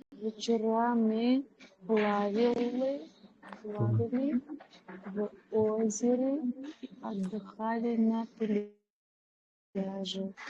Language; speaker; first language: Russian; non-native, learner; Uzbek